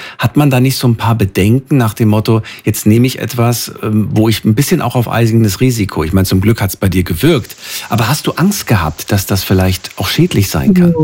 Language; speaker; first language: German; native; German